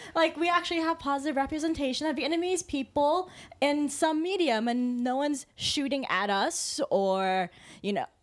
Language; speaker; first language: English; native; English